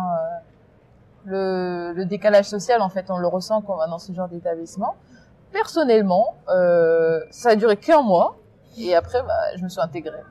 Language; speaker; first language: French; early bilingual, other home language; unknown